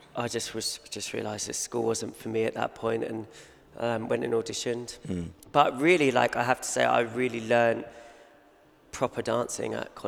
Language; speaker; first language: English; native; English